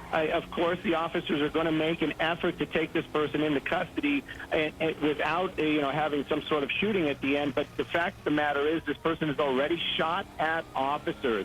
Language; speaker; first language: English; native; English